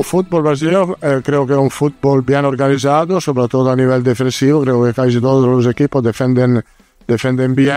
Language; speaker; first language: Portuguese; non-native, learner; Italian